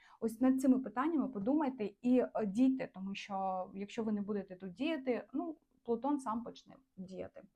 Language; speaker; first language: Ukrainian; non-native, local second language; Russian